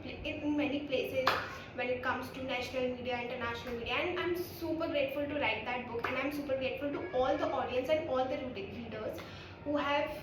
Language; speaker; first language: English; non-native, local second language; Hindi